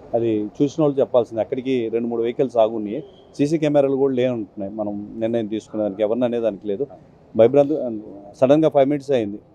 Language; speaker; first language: Telugu; native; Telugu